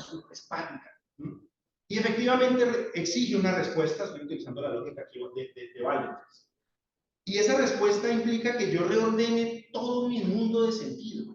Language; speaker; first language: Spanish; native; Spanish